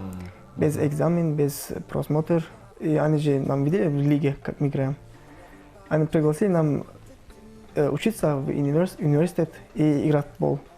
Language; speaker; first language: Russian; non-native, learner; Turkish